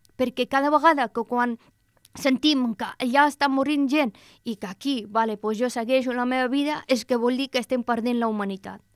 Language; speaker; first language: Catalan; non-native, fluent; Persian